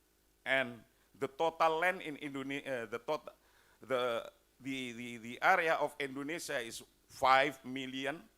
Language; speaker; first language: English; non-native, fluent; Indonesian